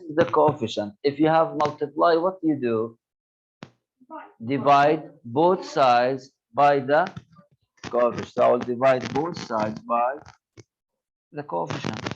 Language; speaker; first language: English; non-native, local second language; Arabic